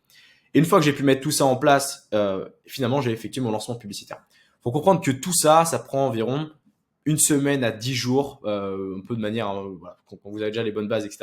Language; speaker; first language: French; native; French